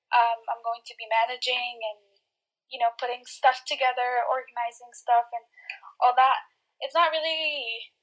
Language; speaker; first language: English; early bilingual, other home language; Spanish